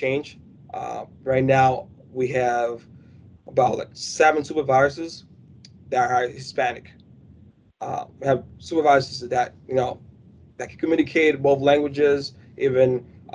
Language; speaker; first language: English; non-native, fluent; Spanish